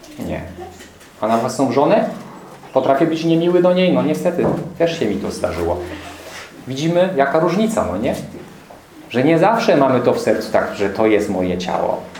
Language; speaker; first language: Polish; non-native, fluent; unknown